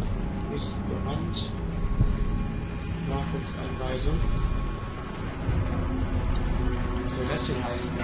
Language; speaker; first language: German; native; German